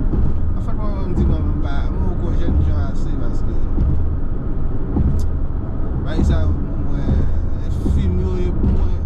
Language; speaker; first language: French; non-native, learner; Haitian Creole